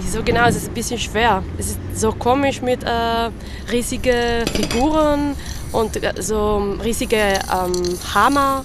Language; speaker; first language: German; non-native, learner; French